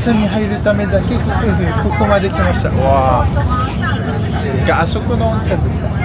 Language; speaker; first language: Japanese; non-native, fluent; French